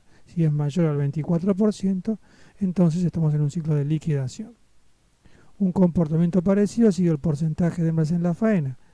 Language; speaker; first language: Spanish; native; Spanish